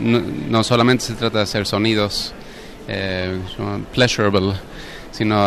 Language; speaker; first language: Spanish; non-native, fluent; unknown